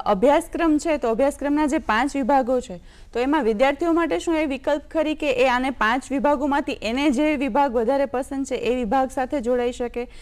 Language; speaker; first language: Gujarati; native; Gujarati